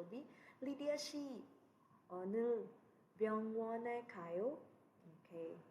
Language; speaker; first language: Korean; non-native, fluent; Cebuano